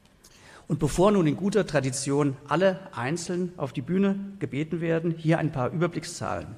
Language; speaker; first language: German; native; German